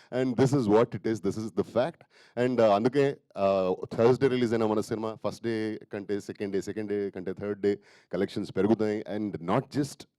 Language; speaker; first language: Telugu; native; Telugu